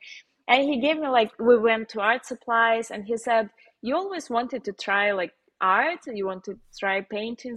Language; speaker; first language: English; non-native, fluent; Russian